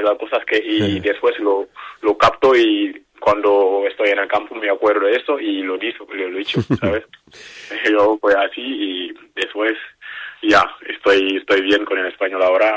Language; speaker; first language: Spanish; non-native, learner; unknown